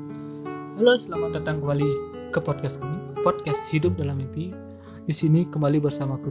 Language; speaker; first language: Indonesian; native; Indonesian